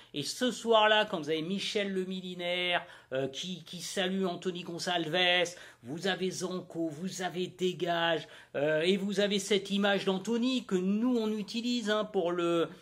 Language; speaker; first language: French; native; French